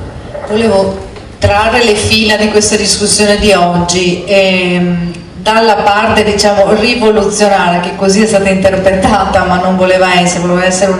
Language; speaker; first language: Italian; native; Italian